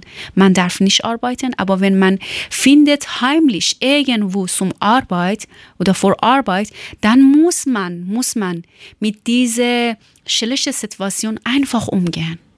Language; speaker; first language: German; non-native, learner; Persian